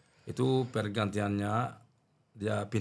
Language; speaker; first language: Indonesian; non-native, learner; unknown